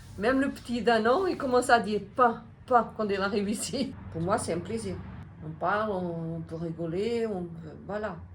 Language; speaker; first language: French; non-native, fluent; Portuguese